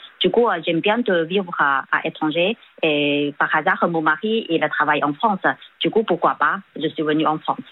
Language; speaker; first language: French; non-native, fluent; Chinese